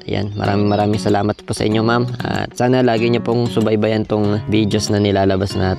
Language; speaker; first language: Filipino; native; Filipino